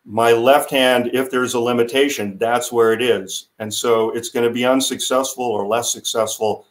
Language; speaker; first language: English; native; English